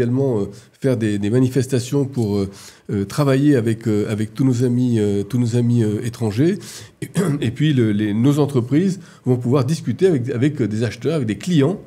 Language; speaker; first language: French; native; French